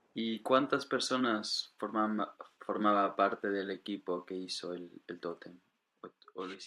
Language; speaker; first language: Spanish; non-native, fluent; English